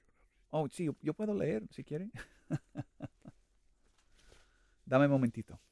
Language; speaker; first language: Spanish; non-native, learner; English